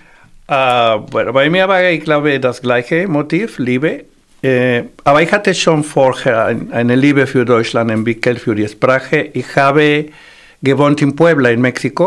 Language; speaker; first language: German; non-native, fluent; Spanish